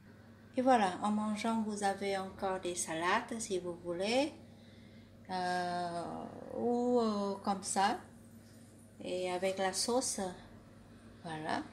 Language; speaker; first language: French; non-native, learner; Vietnamese